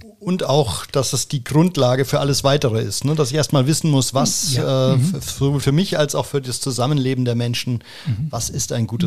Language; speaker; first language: German; native; German